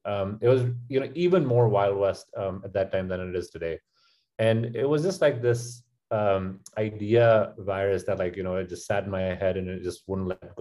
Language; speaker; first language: English; non-native, local second language; Urdu